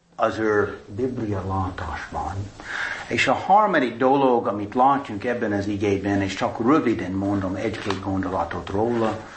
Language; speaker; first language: Hungarian; non-native, fluent; English